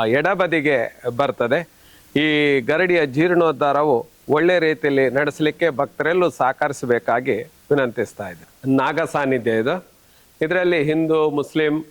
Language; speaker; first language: Kannada; native; Kannada